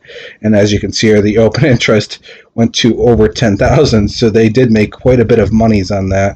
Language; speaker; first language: English; native; English